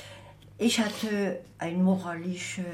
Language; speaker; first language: German; non-native, fluent; French